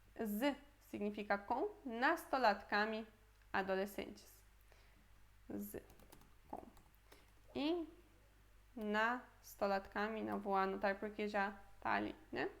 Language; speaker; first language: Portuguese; non-native, fluent; Polish